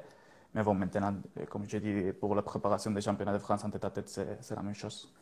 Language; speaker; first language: French; non-native, learner; Spanish